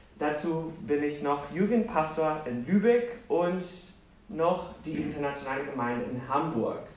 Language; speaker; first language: German; non-native, fluent; Portuguese